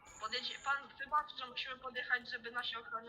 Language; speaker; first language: Polish; native; Polish